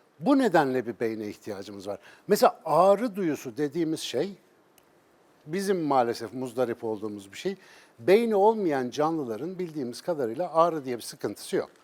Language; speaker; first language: Turkish; native; Turkish